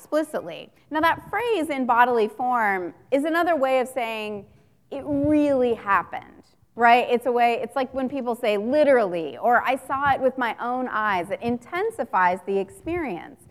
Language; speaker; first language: English; native; English